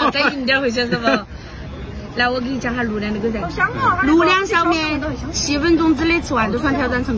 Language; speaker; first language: Chinese; native; Chinese